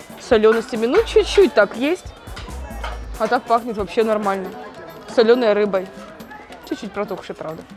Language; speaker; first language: Russian; native; Russian